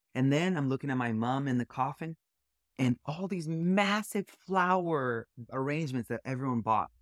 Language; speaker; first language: English; early bilingual, other home language; Portuguese